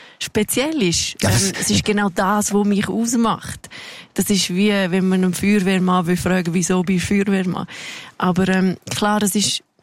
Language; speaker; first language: German; non-native, local second language; Romansh